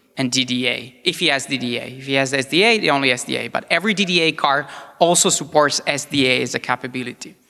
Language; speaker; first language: English; non-native, fluent; Italian